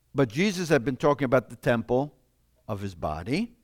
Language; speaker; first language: English; non-native, fluent; Italian